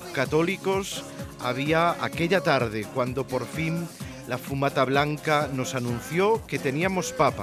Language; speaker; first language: Spanish; native; Spanish